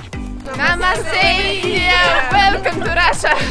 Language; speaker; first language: English; non-native, learner; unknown